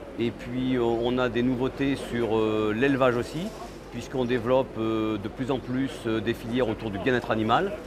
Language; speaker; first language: French; native; French